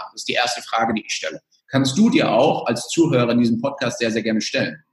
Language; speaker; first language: German; early bilingual, other home language; Spanish